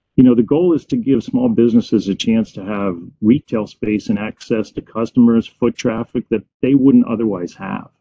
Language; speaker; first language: English; native; English